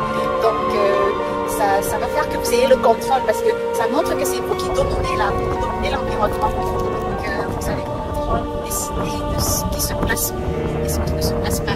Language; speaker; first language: French; native; French